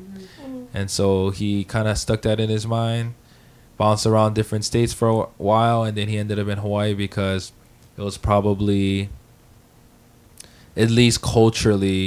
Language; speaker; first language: English; native; English